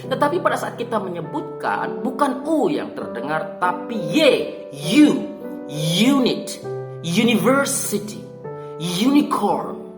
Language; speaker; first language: Indonesian; native; Indonesian